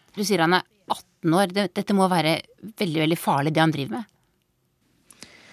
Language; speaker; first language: Norwegian; native; Norwegian